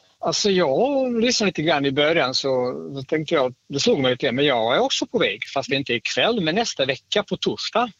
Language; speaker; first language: Swedish; non-native, fluent; Bosnian